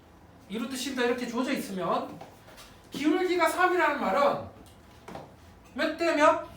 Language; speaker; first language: Korean; native; Korean